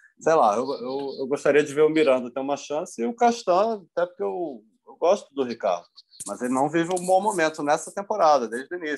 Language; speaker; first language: Portuguese; native; Portuguese